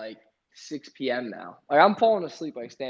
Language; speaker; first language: English; native; English